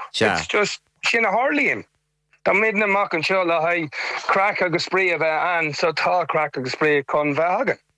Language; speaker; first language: Irish; non-native, local second language; English